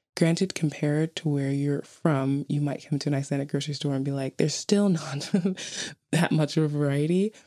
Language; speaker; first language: English; native; English